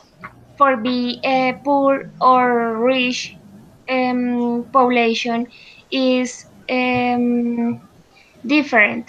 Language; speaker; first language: English; non-native, learner; Spanish